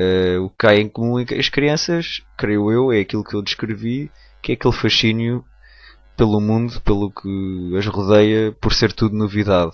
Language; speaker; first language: Portuguese; native; Portuguese